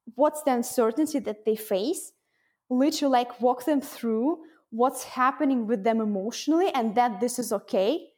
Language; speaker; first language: English; non-native, fluent; Russian